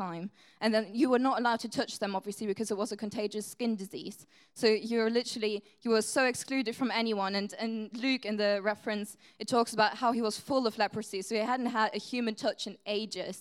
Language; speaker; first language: English; non-native, fluent; German